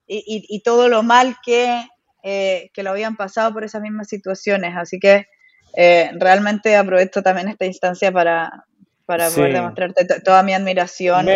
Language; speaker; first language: Spanish; native; Spanish